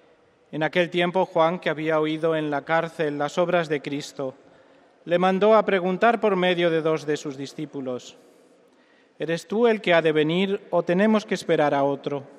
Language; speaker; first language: Spanish; native; Spanish